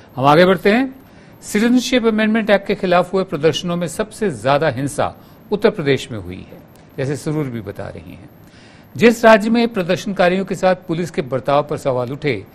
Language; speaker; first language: Hindi; native; Hindi